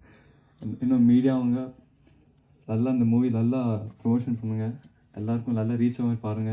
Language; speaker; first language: Tamil; non-native, local second language; Telugu